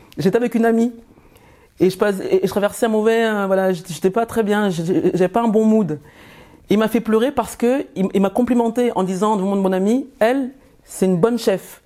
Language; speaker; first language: French; early bilingual, other home language; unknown